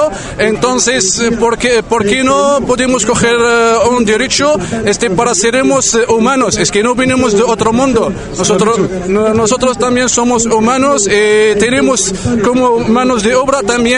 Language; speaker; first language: Spanish; non-native, learner; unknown